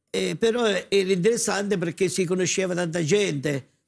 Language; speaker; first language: Italian; native; Italian